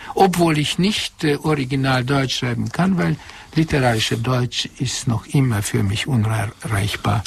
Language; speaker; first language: German; non-native, fluent; Hungarian